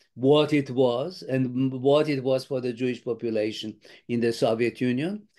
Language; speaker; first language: English; non-native, fluent; Lithuanian